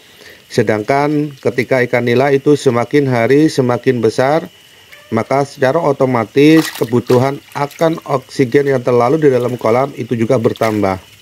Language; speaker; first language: Indonesian; native; Indonesian